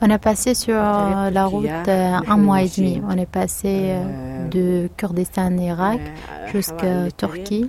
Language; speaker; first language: French; non-native, learner; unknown